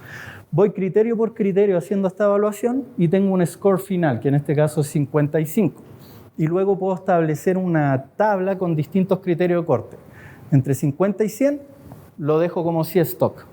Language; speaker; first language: Spanish; native; Spanish